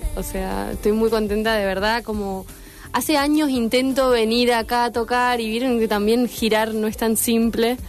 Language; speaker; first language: Spanish; native; Spanish